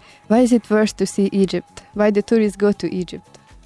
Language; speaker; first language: English; non-native, fluent; Hungarian